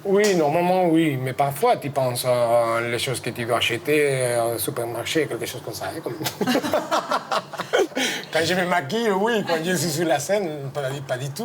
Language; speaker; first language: French; non-native, fluent; Spanish